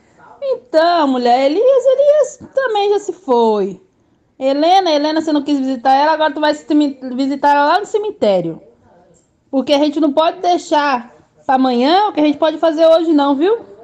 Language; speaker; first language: Portuguese; native; Portuguese